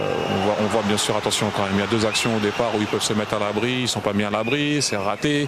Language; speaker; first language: French; native; French